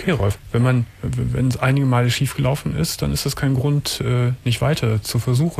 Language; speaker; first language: German; native; German